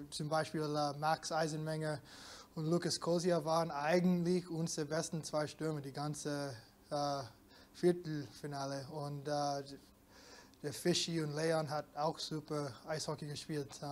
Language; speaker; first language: German; non-native, fluent; English